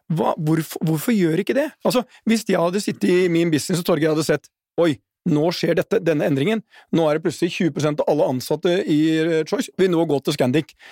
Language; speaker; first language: Norwegian; native; Norwegian